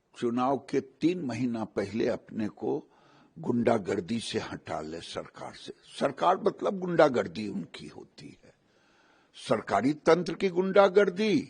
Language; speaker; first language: Hindi; native; Hindi